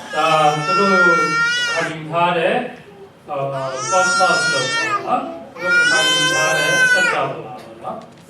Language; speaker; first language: Burmese; non-native, local second language; Kachin